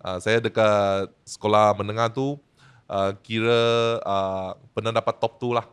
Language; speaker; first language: Malay; non-native, local second language; Chinese